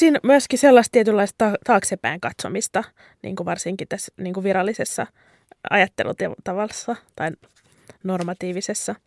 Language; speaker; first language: Finnish; native; Finnish